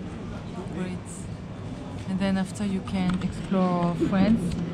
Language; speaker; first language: English; non-native, learner; French